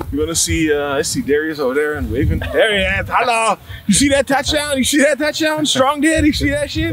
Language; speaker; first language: English; non-native, fluent; German